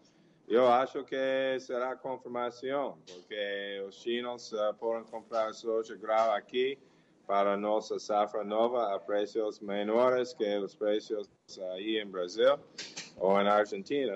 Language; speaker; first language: Portuguese; non-native, fluent; English